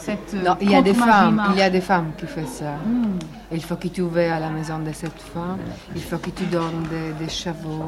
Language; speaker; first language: French; non-native, learner; Italian